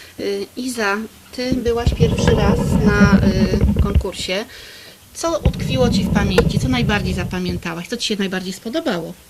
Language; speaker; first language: Polish; native; Polish